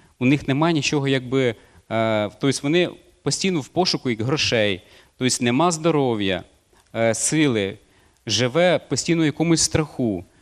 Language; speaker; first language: Ukrainian; non-native, local second language; Russian